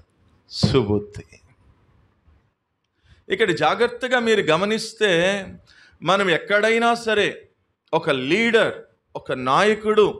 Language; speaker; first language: Telugu; native; Telugu